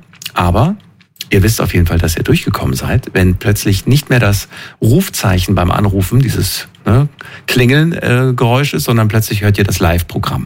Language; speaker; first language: German; native; German